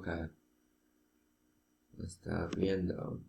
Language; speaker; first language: Spanish; non-native, learner; English